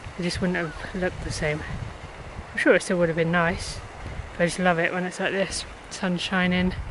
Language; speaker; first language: English; native; English